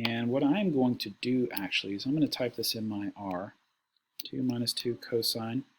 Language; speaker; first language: English; native; English